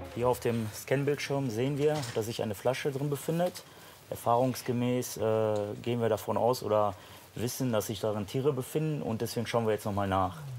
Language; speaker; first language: German; native; German